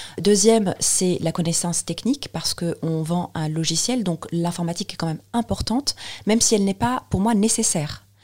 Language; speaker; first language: French; non-native, local second language; Arabic